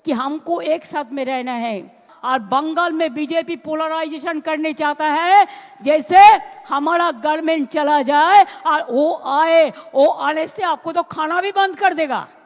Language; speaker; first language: Hindi; non-native, local second language; Bangla